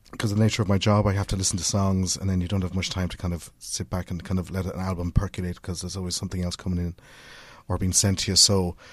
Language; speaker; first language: English; native; English